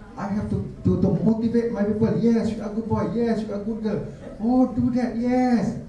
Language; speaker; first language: English; non-native, local second language; Malay